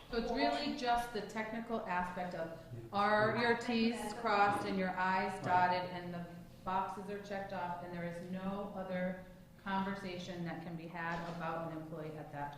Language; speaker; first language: English; native; English